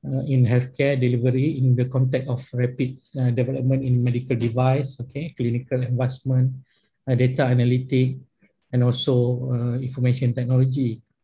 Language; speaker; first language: English; non-native, local second language; Malay